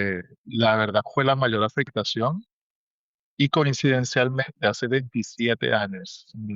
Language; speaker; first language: Spanish; native; Spanish